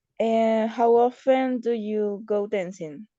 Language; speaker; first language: English; non-native, learner; Spanish